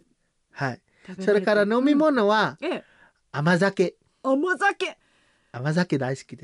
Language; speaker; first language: Japanese; non-native, learner; Samoan